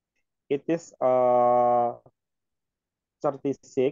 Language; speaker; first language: English; non-native, learner; Indonesian